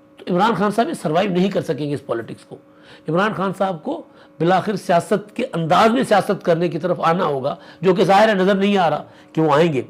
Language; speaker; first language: Urdu; non-native, local second language; Sindhi